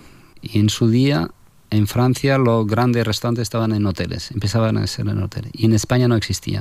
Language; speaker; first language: Spanish; non-native, fluent; French